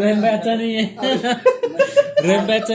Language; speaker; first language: Hindi; non-native, local second language; Bangla